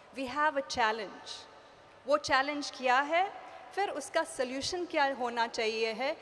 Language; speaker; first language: Hindi; native; Hindi